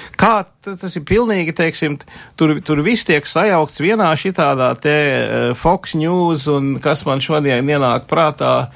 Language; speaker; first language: Latvian; early bilingual, heritage; Latvian